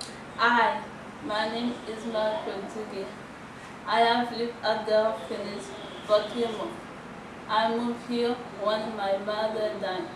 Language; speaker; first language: English; non-native, learner; Haitian Creole